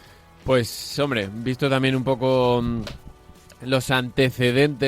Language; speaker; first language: Spanish; native; Spanish